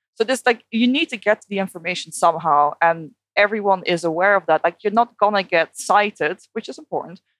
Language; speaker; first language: English; non-native, fluent; Dutch